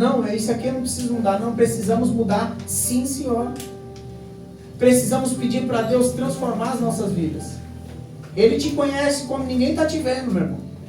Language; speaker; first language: Portuguese; native; Portuguese